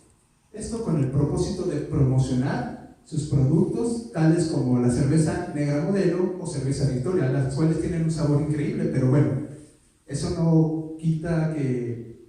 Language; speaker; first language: Spanish; native; Spanish